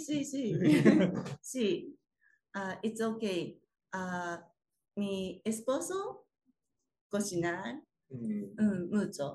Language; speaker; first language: Spanish; non-native, learner; Japanese